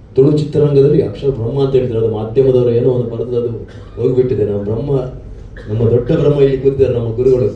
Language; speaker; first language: Kannada; non-native, local second language; Tulu